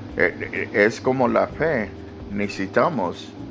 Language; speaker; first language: Spanish; early bilingual, other home language; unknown